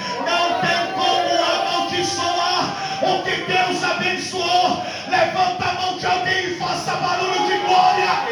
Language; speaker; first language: Portuguese; native; Portuguese